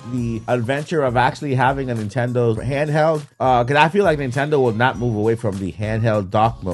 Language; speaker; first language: English; native; English